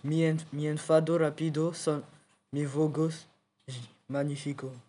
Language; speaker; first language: Spanish; non-native, learner; French